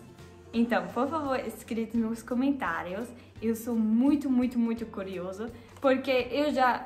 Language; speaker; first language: Portuguese; non-native, learner; German